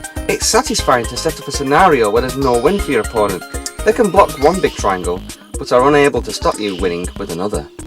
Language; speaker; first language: English; native; English